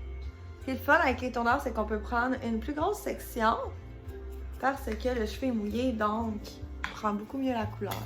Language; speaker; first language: French; native; French